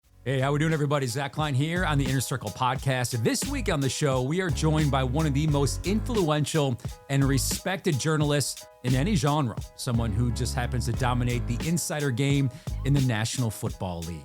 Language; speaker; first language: English; native; English